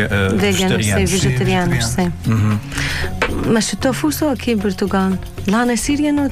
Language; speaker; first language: Portuguese; non-native, learner; Arabic